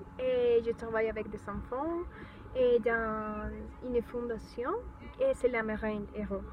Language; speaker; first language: French; non-native, learner; Spanish